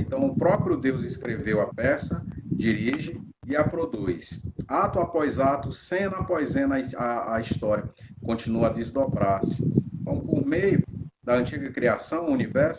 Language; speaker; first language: Portuguese; native; Portuguese